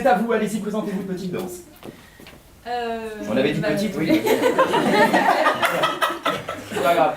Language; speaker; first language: French; native; French